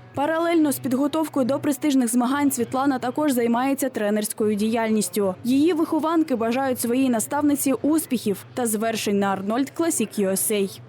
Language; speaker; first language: Ukrainian; native; Ukrainian